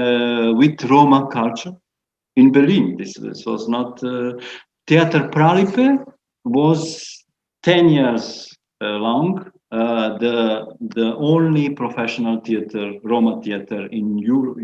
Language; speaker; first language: English; non-native, fluent; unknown